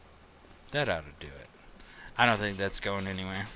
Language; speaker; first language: English; native; English